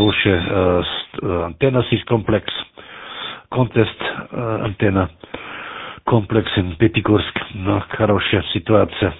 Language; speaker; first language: Russian; non-native, learner; German